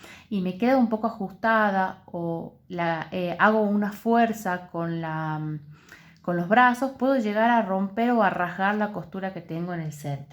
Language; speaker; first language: Spanish; native; Spanish